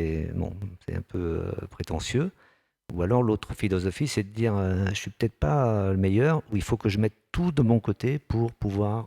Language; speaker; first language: French; native; French